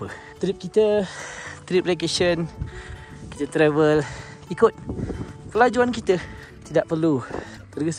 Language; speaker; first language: Malay; native; Malay